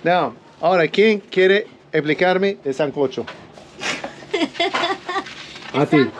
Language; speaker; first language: Spanish; non-native, learner; English